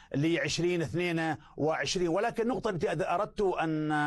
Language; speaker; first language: Arabic; native; Arabic